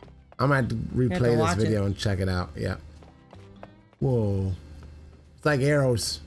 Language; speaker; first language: English; native; English